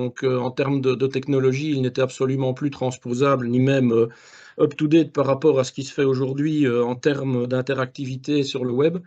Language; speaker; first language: French; native; French